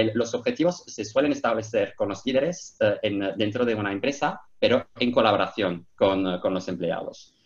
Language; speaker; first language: Spanish; non-native, fluent; Turkish